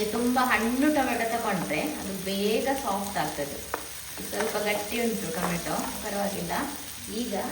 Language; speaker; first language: Kannada; native; Kannada